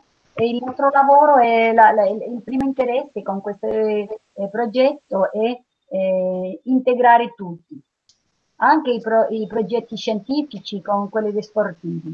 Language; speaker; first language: Italian; non-native, learner; Spanish